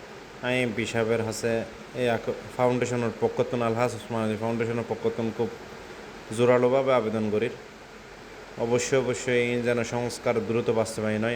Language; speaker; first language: Bangla; non-native, local second language; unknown